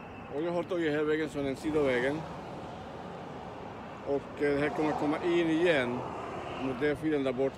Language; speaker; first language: Swedish; non-native, learner; Spanish